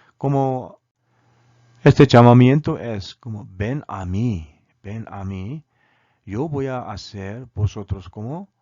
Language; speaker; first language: Spanish; non-native, learner; Korean